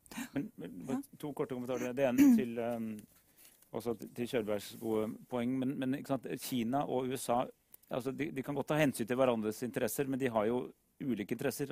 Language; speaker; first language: Norwegian; native; Norwegian